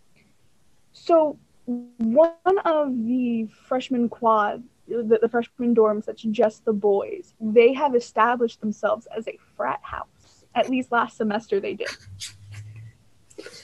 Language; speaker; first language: English; native; English